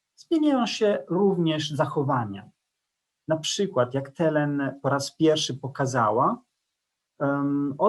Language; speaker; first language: Polish; non-native, fluent; Italian